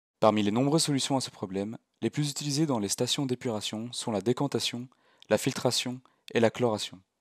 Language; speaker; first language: French; native; French